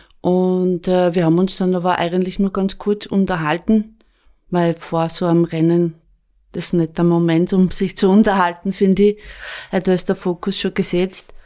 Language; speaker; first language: German; native; German